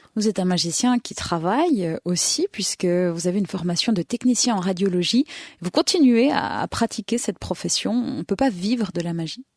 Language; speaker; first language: French; native; French